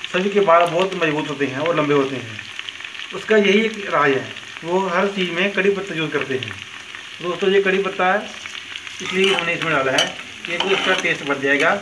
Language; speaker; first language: Hindi; native; Hindi